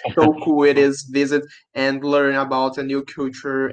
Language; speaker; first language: English; non-native, learner; Portuguese